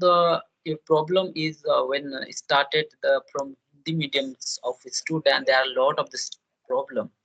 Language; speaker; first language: English; non-native, learner; Hindi